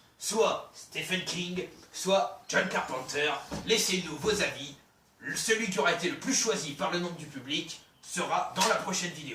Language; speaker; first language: French; native; French